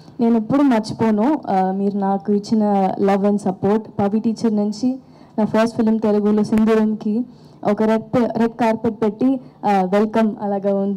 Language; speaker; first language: Telugu; non-native, local second language; Tamil